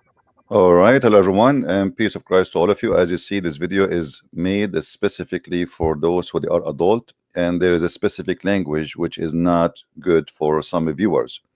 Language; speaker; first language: English; non-native, fluent; Arabic